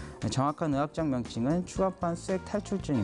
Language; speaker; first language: Korean; native; Korean